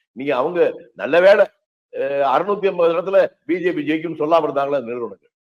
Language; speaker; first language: Tamil; native; Tamil